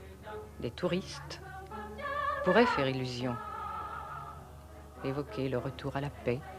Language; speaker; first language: French; native; French